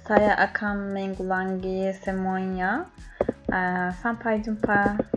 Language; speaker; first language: Indonesian; non-native, learner; Turkish